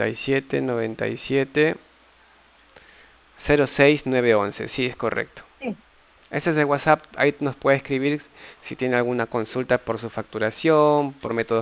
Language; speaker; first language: Spanish; native; Spanish